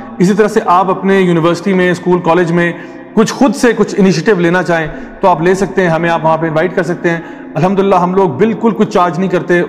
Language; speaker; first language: Urdu; native; Urdu